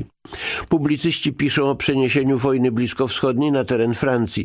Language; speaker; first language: Polish; native; Polish